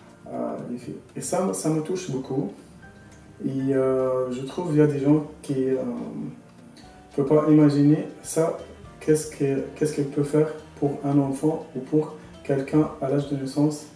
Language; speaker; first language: French; non-native, local second language; Arabic